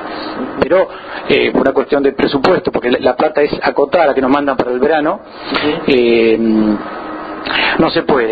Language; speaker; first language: Spanish; native; Spanish